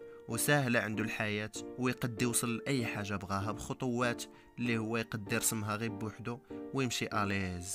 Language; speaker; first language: Arabic; native; Arabic